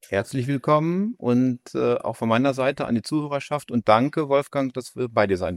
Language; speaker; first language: German; native; German